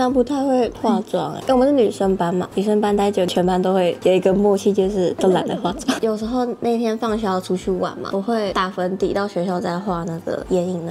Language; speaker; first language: Chinese; native; Chinese